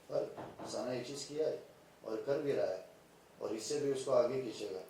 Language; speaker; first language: Hindi; non-native, fluent; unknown